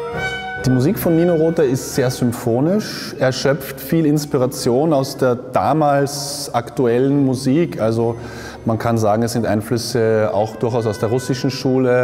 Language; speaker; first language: German; native; German